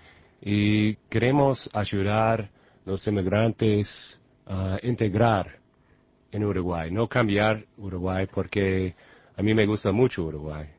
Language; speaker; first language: Spanish; non-native, learner; English